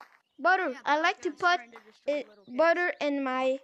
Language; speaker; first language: English; non-native, local second language; French